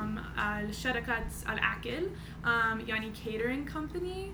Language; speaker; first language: Arabic; non-native, learner; English